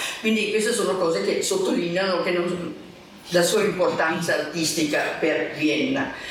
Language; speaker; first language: Italian; non-native, fluent; German